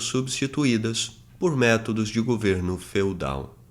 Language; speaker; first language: Portuguese; native; Portuguese